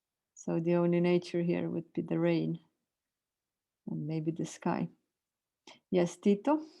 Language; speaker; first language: English; non-native, fluent; Estonian